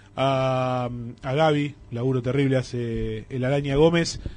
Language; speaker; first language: Spanish; native; Spanish